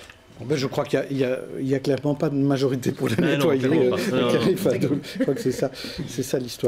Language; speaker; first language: French; native; French